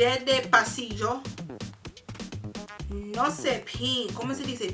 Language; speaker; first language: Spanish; non-native, learner; English